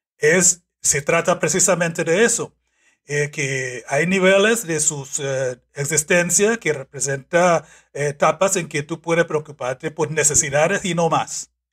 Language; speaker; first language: Spanish; non-native, fluent; English